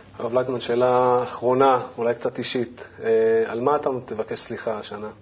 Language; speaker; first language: Hebrew; native; Hebrew